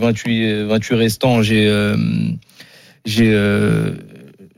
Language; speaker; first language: French; native; French